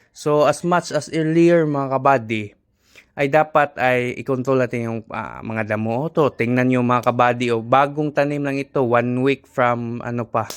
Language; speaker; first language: Filipino; non-native, local second language; Cebuano